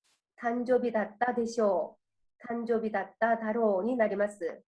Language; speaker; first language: Japanese; non-native, fluent; Korean